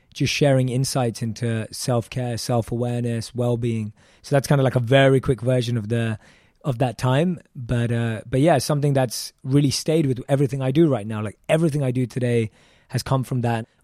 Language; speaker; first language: English; native; English